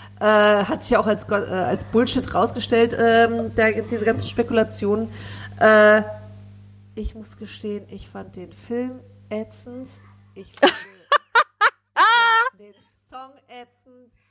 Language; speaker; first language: German; native; German